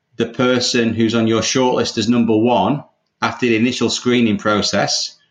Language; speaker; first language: English; native; English